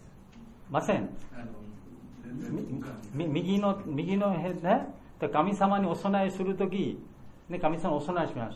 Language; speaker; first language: Japanese; non-native, learner; Bangla